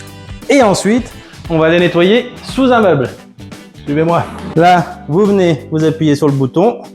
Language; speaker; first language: French; native; French